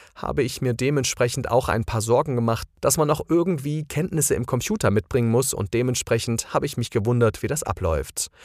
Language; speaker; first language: German; native; German